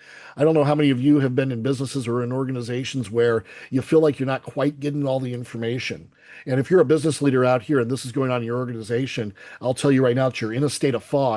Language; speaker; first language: English; native; English